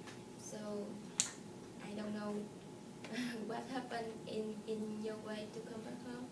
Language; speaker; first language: English; non-native, learner; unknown